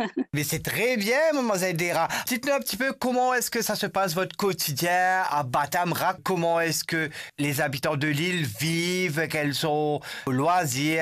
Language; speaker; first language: French; non-native, local second language; Morisyen